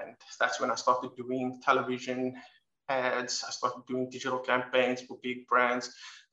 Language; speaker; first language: English; native; English